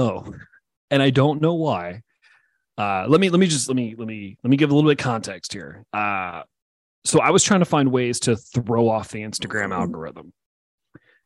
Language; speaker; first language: English; native; English